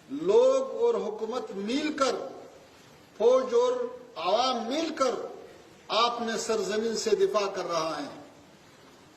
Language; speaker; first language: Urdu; non-native, fluent; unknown